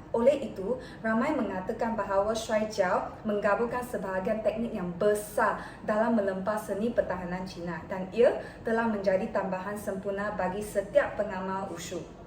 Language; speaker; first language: Malay; non-native, local second language; Chinese